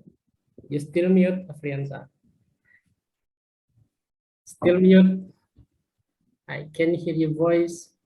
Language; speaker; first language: English; non-native, fluent; Indonesian